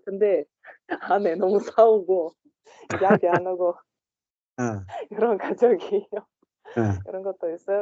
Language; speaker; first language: Korean; non-native, learner; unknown